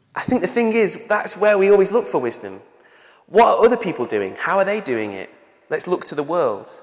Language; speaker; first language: English; native; English